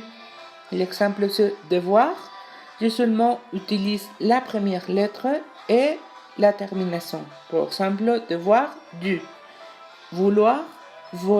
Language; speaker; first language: French; non-native, learner; Spanish